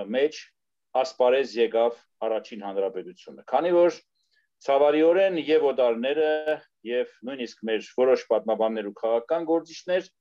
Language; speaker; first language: Armenian; native; Armenian